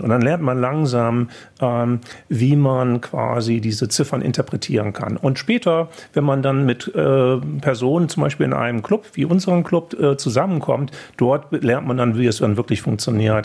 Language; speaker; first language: German; native; German